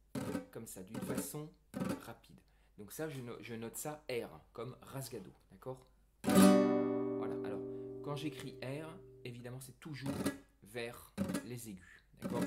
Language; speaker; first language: French; native; French